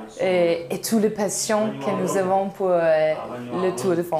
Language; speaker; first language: French; non-native, learner; Danish